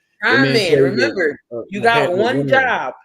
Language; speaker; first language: English; native; English